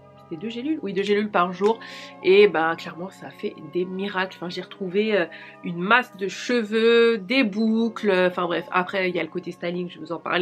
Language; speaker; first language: French; native; French